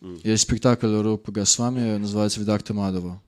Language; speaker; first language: Russian; native; Russian